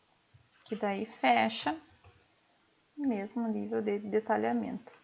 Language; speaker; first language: Portuguese; native; Portuguese